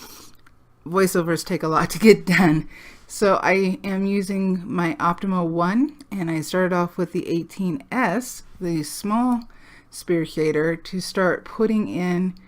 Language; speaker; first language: English; native; English